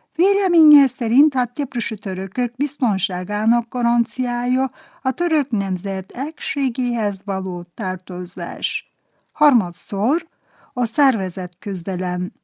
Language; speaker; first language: Hungarian; non-native, fluent; Turkish